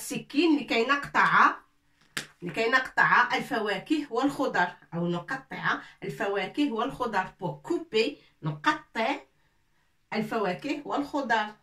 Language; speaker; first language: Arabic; non-native, fluent; French